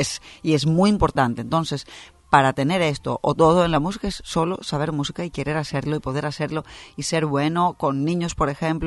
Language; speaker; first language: Spanish; non-native, fluent; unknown